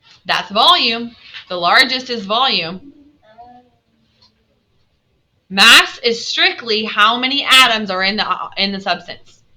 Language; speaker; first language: English; native; English